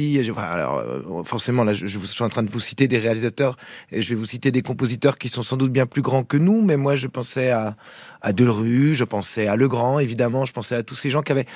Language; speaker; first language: French; native; French